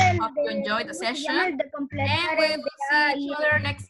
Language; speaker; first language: English; non-native, fluent; Spanish